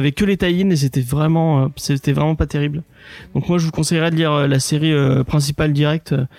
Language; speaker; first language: French; early bilingual, other home language; English